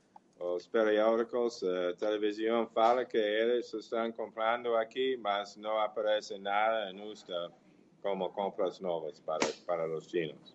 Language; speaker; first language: Portuguese; non-native, fluent; English